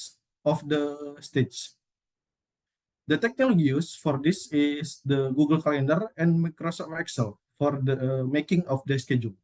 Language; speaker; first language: English; non-native, learner; Indonesian